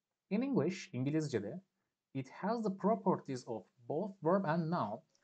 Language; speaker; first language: English; non-native, fluent; Turkish